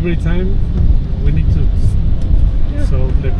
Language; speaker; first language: English; non-native, learner; Spanish